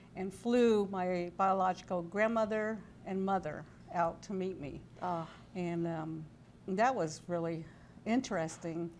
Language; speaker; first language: English; native; English